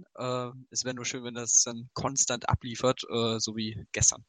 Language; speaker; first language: German; native; German